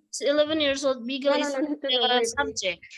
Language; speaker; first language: English; non-native, learner; Indonesian